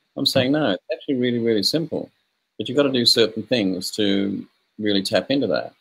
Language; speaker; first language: English; native; English